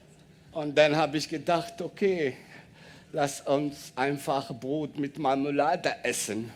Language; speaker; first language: German; non-native, learner; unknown